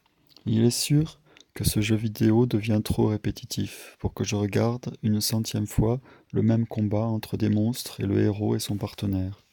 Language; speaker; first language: French; native; French